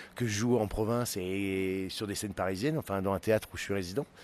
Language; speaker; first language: French; native; French